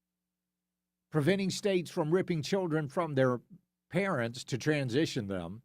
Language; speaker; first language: English; native; English